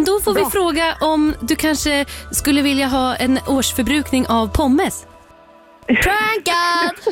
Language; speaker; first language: Swedish; native; Swedish